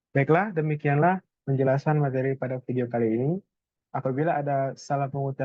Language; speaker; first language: Indonesian; native; Indonesian